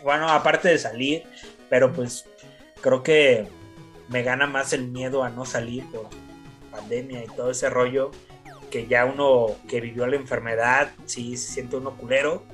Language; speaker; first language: Spanish; native; Spanish